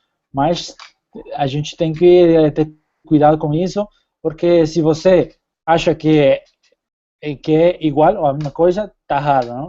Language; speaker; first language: Portuguese; non-native, fluent; Spanish